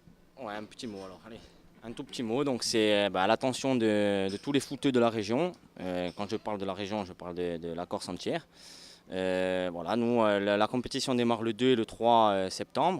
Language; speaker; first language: French; native; French